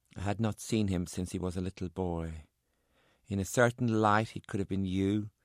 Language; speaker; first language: English; native; English